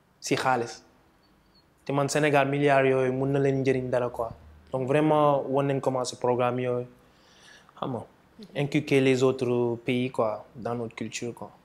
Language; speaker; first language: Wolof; native; Wolof